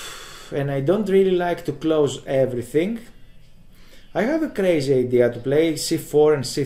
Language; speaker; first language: English; non-native, fluent; Greek